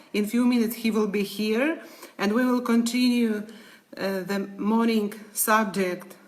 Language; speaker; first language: English; non-native, learner; Ukrainian